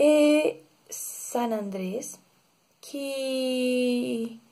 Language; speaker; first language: French; non-native, learner; Spanish